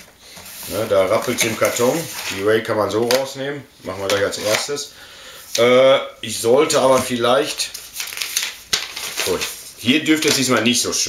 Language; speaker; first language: German; native; German